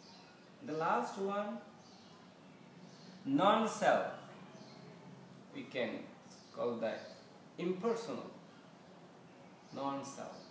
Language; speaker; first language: English; non-native, fluent; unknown